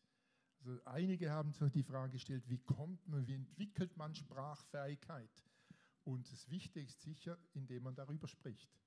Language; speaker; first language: German; native; German